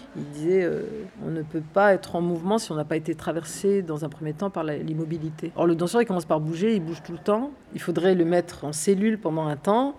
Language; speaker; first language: French; early bilingual, other home language; Arabic